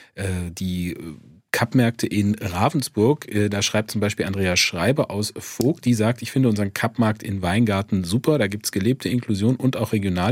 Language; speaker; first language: German; native; German